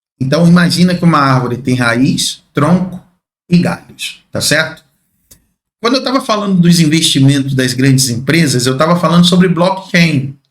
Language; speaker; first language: Portuguese; native; Portuguese